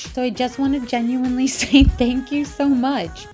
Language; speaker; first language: English; native; English